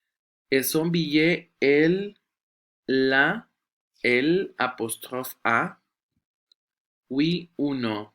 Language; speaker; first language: French; non-native, fluent; Spanish